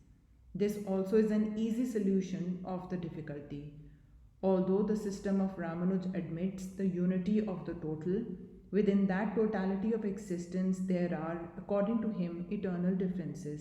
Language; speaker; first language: English; non-native, local second language; Hindi